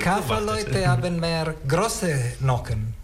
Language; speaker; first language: German; non-native, learner; Italian